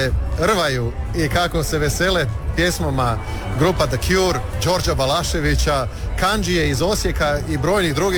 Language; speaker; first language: Serbian; native; Serbian